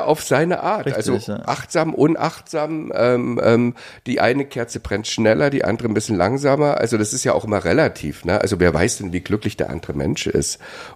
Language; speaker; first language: German; native; German